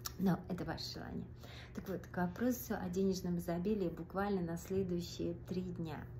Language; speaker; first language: Russian; native; Russian